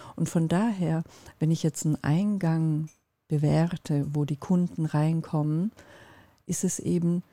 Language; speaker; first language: German; non-native, fluent; Turkish